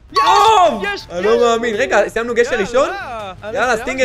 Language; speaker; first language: Hebrew; native; Hebrew